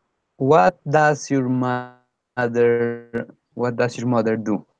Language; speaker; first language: English; non-native, fluent; Spanish